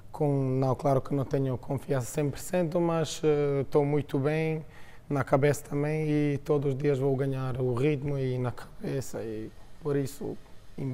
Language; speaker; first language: Portuguese; non-native, fluent; Croatian